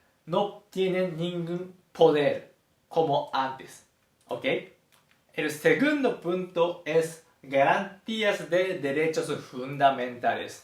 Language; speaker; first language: Spanish; non-native, fluent; Japanese